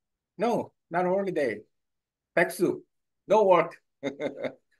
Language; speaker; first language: English; non-native, learner; Korean